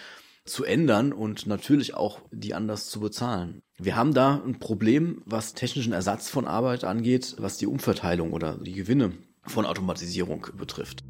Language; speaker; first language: German; native; German